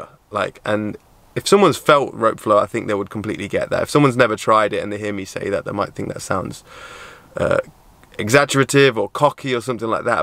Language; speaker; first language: English; native; English